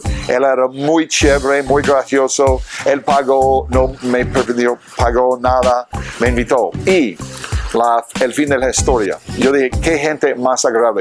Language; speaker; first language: Spanish; non-native, fluent; English